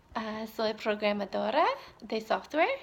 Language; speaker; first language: Spanish; non-native, learner; English